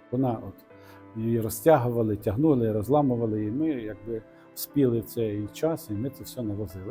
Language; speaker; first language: Ukrainian; non-native, local second language; Russian